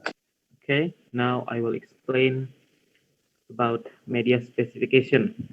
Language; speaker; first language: English; non-native, learner; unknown